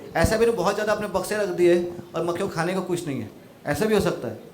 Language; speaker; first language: Hindi; non-native, local second language; Marathi